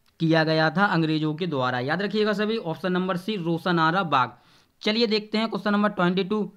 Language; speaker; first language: Hindi; native; Hindi